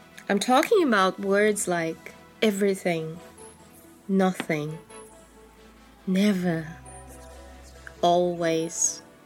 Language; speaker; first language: English; non-native, fluent; Portuguese